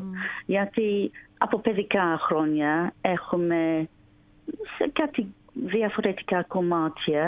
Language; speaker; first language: Greek; non-native, learner; English